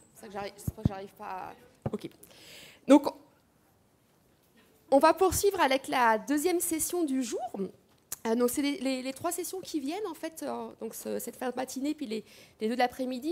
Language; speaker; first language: French; native; French